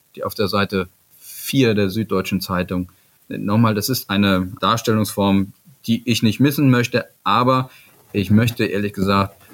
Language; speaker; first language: German; native; German